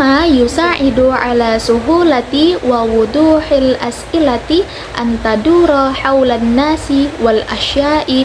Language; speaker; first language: Arabic; non-native, learner; Indonesian